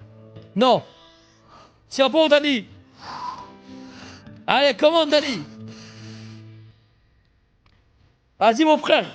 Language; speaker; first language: French; native; French